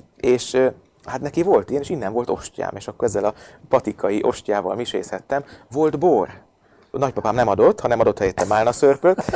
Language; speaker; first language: Hungarian; native; Hungarian